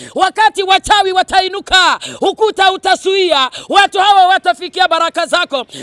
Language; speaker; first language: Swahili; non-native, local second language; Luyia